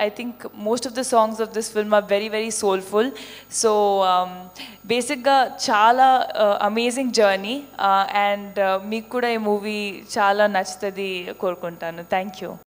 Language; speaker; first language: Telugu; non-native, fluent; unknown